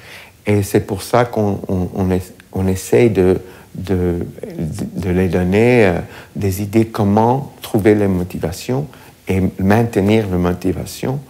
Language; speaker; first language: French; non-native, fluent; English